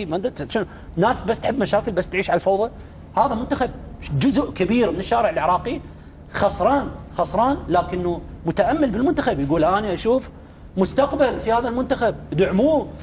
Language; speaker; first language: Arabic; native; Arabic